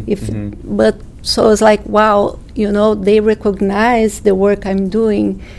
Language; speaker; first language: English; non-native, fluent; Portuguese